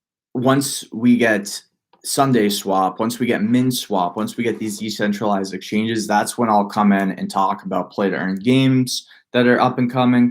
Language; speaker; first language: English; native; English